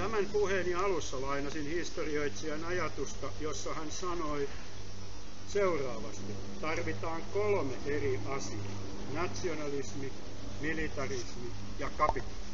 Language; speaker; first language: Finnish; native; Finnish